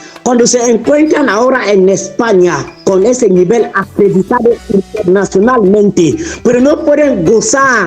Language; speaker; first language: Spanish; non-native, fluent; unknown